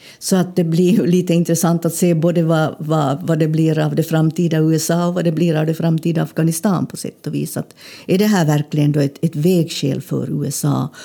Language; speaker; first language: Swedish; native; Swedish